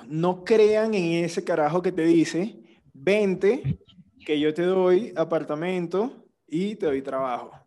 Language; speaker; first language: Spanish; native; Spanish